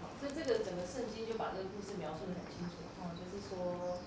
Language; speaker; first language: Chinese; native; Chinese